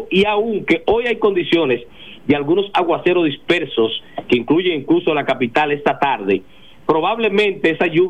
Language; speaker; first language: Spanish; native; Spanish